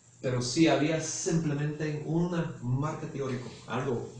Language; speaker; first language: Spanish; non-native, fluent; English